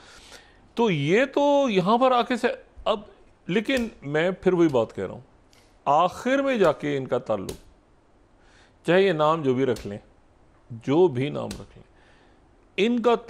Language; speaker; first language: Urdu; native; Urdu